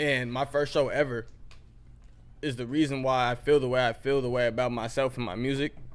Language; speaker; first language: English; native; English